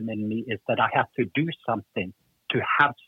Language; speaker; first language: English; non-native, fluent; Norwegian